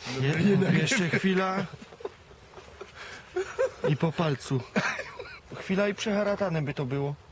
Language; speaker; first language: Polish; native; Polish